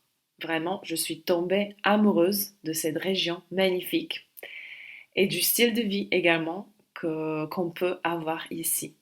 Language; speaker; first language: French; non-native, fluent; Slovak